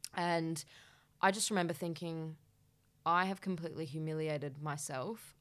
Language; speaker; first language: English; native; English